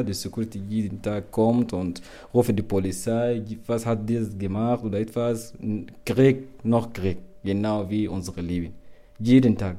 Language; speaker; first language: German; non-native, learner; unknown